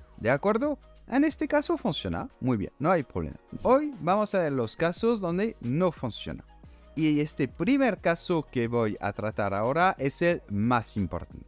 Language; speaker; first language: Spanish; non-native, fluent; French